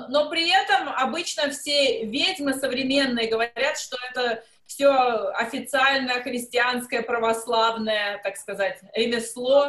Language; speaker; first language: Russian; native; Russian